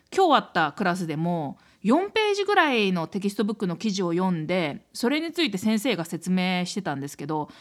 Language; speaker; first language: Japanese; native; Japanese